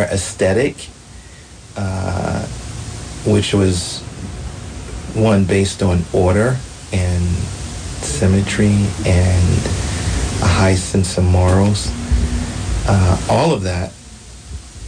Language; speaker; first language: English; native; English